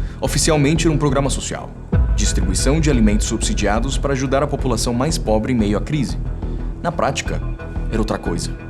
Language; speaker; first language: Portuguese; non-native, fluent; Spanish